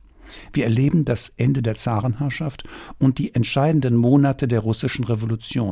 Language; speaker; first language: German; native; German